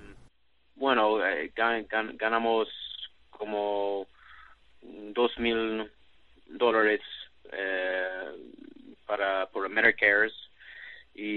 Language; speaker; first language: Spanish; non-native, learner; English